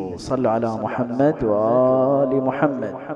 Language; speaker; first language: Arabic; native; Arabic